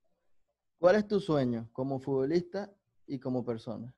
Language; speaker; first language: Spanish; native; Spanish